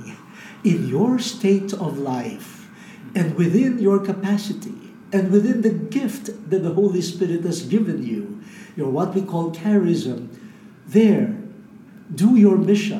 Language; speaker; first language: English; non-native, local second language; Filipino